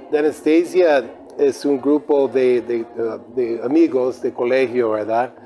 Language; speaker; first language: Spanish; non-native, fluent; English